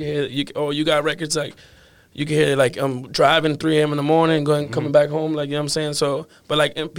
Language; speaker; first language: English; native; English